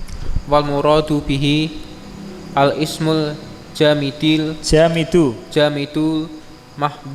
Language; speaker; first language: Arabic; non-native, learner; Indonesian